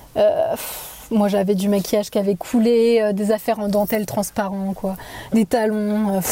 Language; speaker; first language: French; native; French